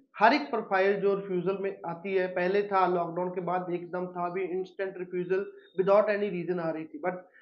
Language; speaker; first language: Hindi; non-native, local second language; Punjabi